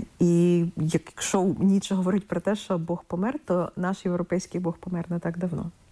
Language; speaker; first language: Ukrainian; non-native, local second language; Russian